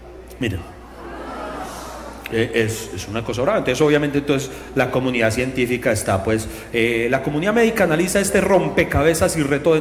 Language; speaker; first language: Spanish; native; Spanish